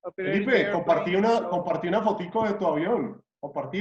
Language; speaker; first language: Spanish; native; Spanish